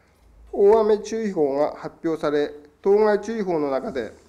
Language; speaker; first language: Japanese; native; Japanese